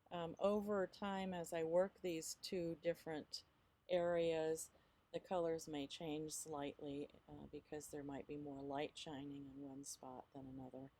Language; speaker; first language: English; native; English